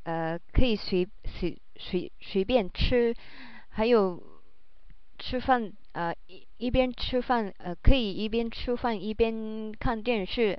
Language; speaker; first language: Chinese; non-native, learner; Japanese